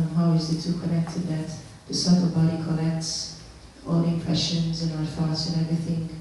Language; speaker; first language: English; non-native, fluent; Hungarian